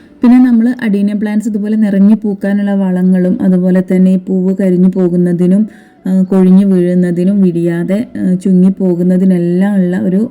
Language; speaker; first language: Malayalam; native; Malayalam